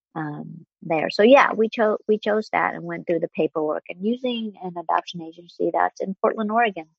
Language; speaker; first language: English; non-native, fluent; Vietnamese